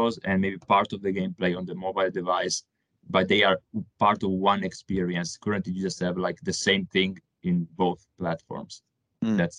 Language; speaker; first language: English; non-native, fluent; Italian